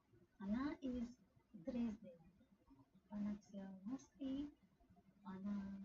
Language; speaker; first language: Russian; non-native, learner; English